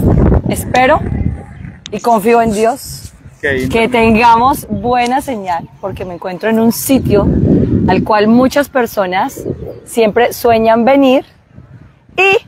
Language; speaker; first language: Spanish; native; Spanish